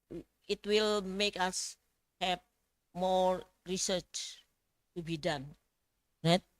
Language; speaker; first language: English; non-native, fluent; Indonesian